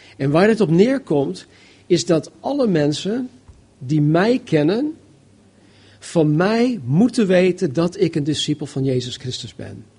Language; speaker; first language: Dutch; non-native, fluent; English